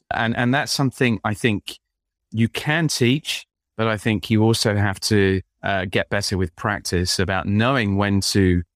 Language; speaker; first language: English; native; English